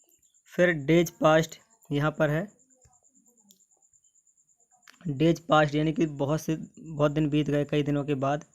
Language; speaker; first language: Hindi; native; Hindi